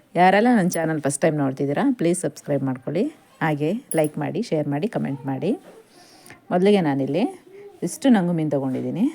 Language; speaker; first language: Kannada; native; Kannada